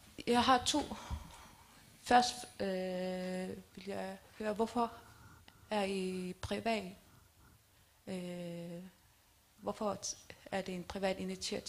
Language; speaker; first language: Danish; non-native, local second language; Kalaallisut